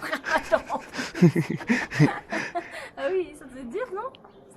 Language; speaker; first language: French; native; French